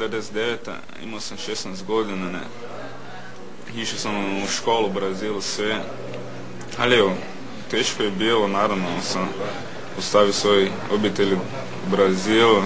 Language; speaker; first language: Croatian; non-native, learner; Portuguese